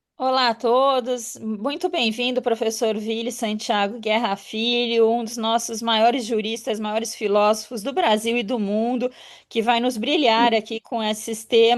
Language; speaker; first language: Portuguese; native; Portuguese